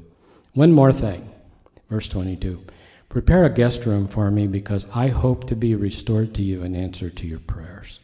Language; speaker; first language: English; native; English